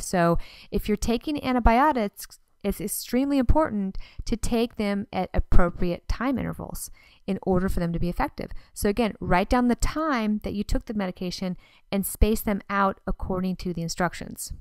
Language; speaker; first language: English; native; English